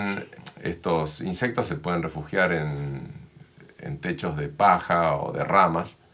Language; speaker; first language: Spanish; native; Spanish